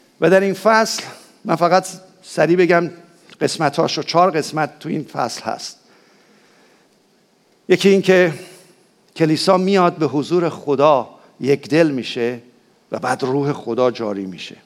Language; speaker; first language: Persian; native; Persian